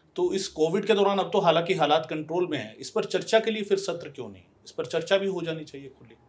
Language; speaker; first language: Hindi; non-native, local second language; Punjabi